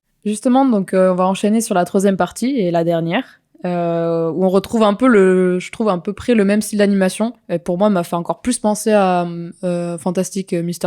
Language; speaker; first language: French; native; French